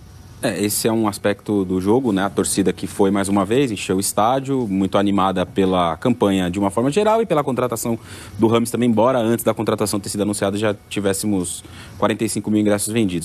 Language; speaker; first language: Portuguese; native; Portuguese